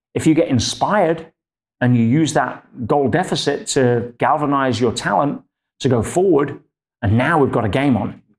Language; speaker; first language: English; native; English